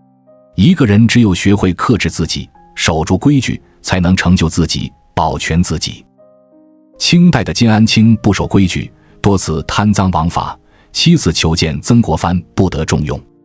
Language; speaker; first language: Chinese; native; Chinese